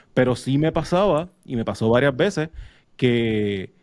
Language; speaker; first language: Spanish; native; Spanish